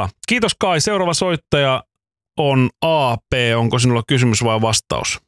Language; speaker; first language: Finnish; native; Finnish